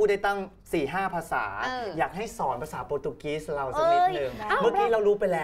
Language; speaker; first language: Thai; native; Thai